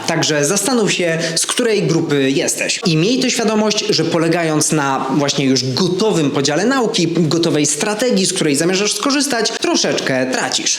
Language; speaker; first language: Polish; native; Polish